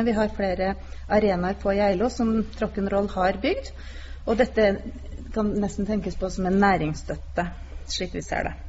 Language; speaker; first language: Norwegian; native; Norwegian